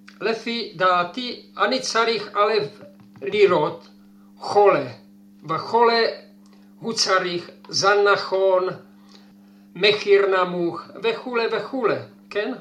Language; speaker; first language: Hebrew; non-native, fluent; Czech